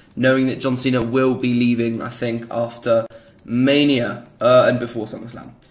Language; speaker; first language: English; native; English